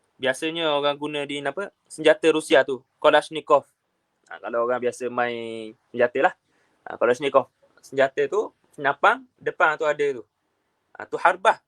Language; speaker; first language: Malay; native; Malay